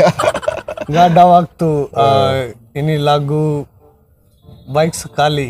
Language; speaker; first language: Indonesian; non-native, learner; Hindi